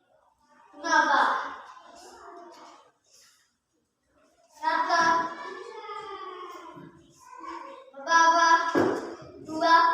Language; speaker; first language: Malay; non-native, local second language; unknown